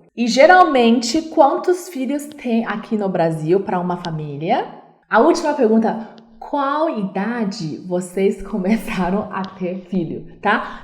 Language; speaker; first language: Portuguese; non-native, learner; Chinese